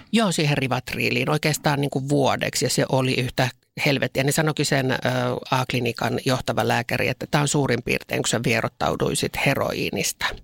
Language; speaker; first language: Finnish; native; Finnish